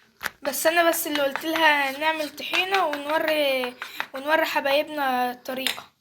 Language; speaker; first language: Arabic; native; Arabic